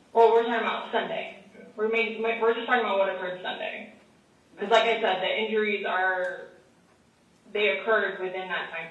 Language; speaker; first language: English; native; English